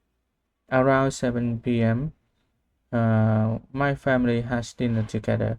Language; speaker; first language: English; non-native, learner; Vietnamese